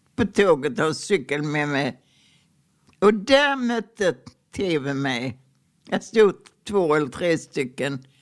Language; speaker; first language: Swedish; native; Swedish